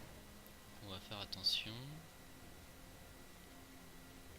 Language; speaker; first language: French; native; French